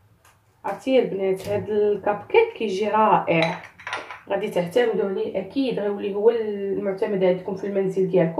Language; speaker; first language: Arabic; native; Arabic